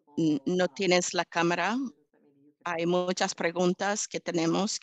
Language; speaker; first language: Spanish; early bilingual, heritage; English